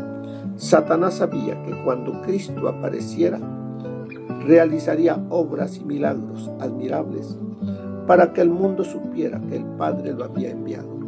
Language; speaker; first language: Spanish; native; Spanish